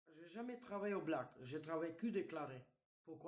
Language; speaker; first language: French; non-native, fluent; Romanian